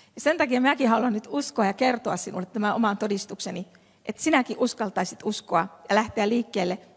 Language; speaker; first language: Finnish; native; Finnish